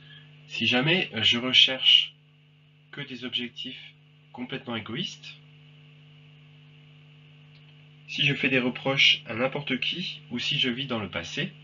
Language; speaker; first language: French; native; French